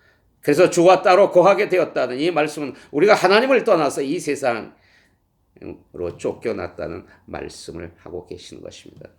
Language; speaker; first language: Korean; native; Korean